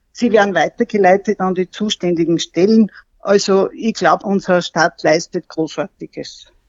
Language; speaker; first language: German; native; German